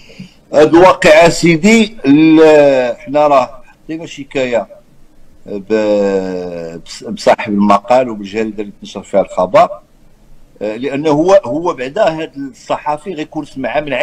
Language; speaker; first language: Arabic; native; Arabic